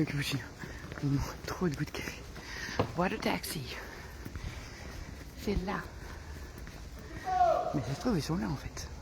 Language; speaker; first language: French; native; French